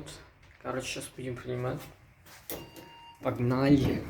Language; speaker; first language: Russian; non-native, fluent; Tajik